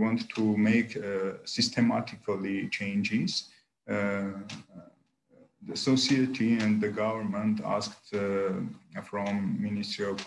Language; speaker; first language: English; non-native, learner; Armenian